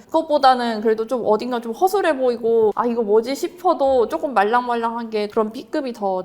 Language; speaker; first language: Korean; native; Korean